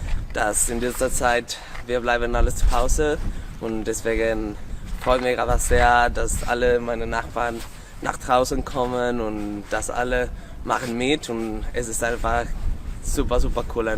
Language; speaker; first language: German; non-native, learner; Spanish